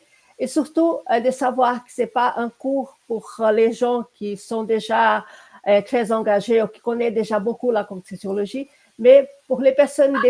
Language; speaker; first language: French; non-native, fluent; Portuguese